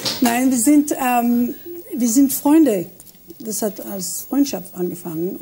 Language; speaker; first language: German; non-native, fluent; Hebrew